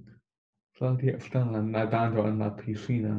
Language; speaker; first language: Spanish; non-native, learner; English